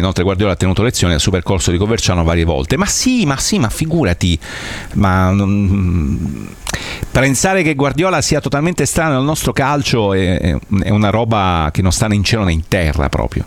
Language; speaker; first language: Italian; native; Italian